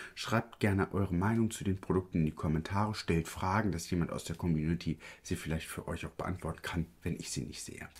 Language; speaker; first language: German; early bilingual, other home language; Italian